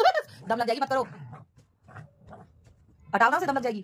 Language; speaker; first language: Hindi; native; Hindi